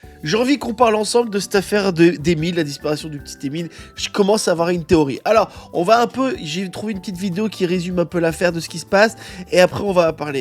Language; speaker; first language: French; native; French